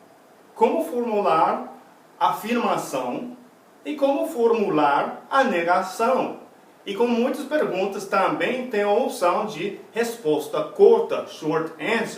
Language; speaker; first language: Portuguese; non-native, fluent; English